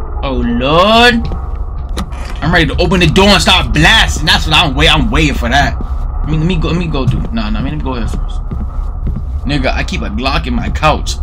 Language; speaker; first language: English; native; English